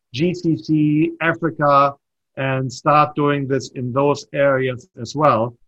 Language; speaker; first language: English; non-native, fluent; German